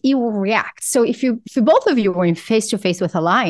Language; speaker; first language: English; non-native, fluent; Portuguese